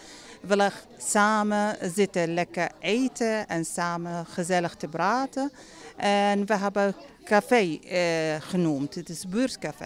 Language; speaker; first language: Dutch; non-native, learner; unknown